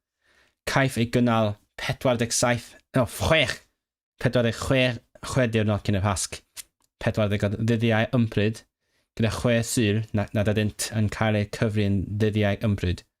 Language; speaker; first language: Welsh; non-native, learner; Cantonese